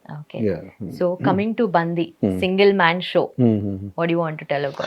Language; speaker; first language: Telugu; native; Telugu